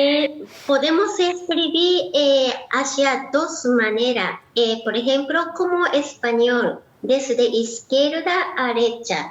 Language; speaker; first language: Spanish; non-native, learner; Japanese